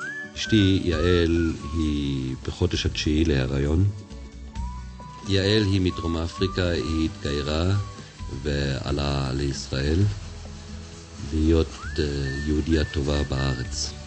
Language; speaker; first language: Hebrew; non-native, fluent; German